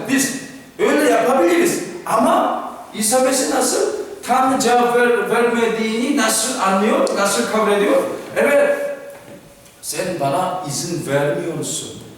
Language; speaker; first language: Turkish; non-native, fluent; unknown